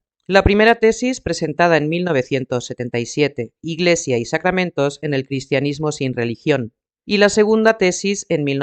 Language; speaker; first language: Spanish; native; Spanish